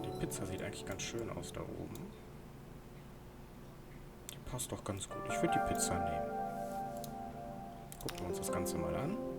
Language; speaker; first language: German; native; German